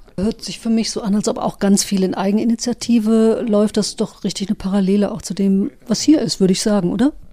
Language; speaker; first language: German; native; German